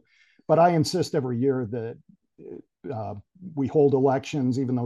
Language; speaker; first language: English; native; English